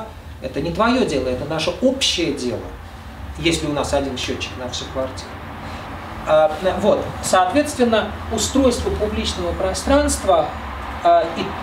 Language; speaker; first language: Russian; native; Russian